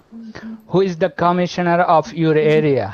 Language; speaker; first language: English; non-native, learner; Bangla